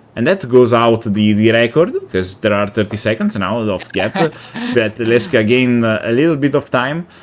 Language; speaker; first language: English; non-native, fluent; Italian